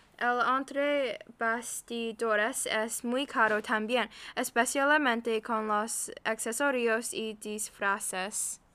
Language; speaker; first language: Spanish; non-native, learner; English